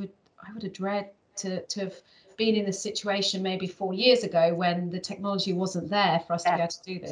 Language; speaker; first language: English; native; English